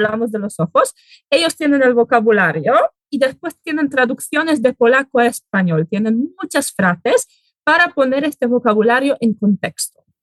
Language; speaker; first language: Spanish; non-native, fluent; Polish